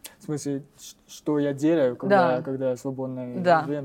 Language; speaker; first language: Russian; non-native, learner; Japanese